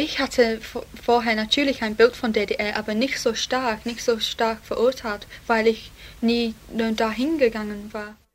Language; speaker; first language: German; non-native, learner; English